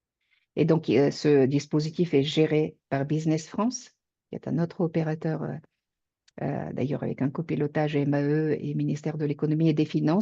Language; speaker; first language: French; native; French